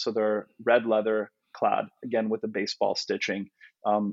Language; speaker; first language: English; non-native, fluent; Polish